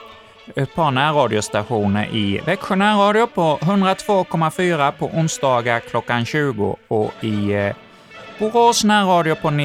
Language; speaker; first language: Swedish; native; Swedish